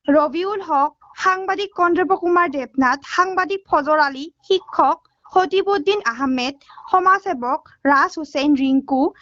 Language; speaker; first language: Assamese; native; Assamese